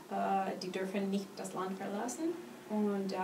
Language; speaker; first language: German; non-native, learner; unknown